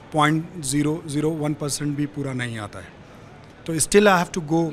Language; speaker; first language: Hindi; native; Hindi